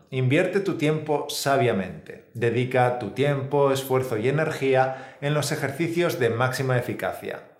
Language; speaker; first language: Spanish; native; Spanish